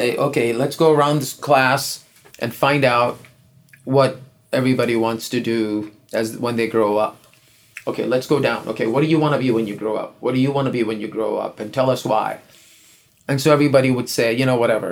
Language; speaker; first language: English; non-native, local second language; Urdu